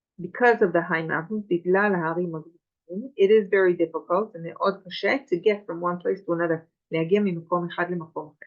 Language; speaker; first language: Hebrew; native; Hebrew